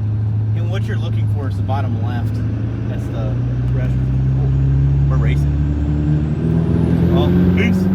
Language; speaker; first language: English; native; English